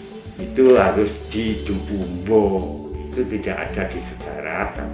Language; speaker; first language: Indonesian; non-native, local second language; Javanese